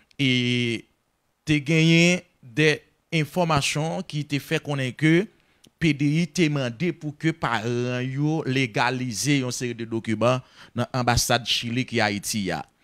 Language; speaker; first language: French; non-native, local second language; Haitian Creole